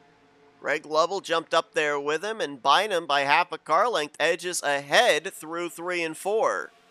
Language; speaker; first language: English; native; English